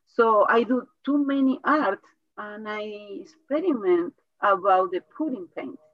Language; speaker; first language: English; non-native, learner; Spanish